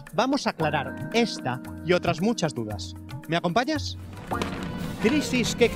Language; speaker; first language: Spanish; native; Spanish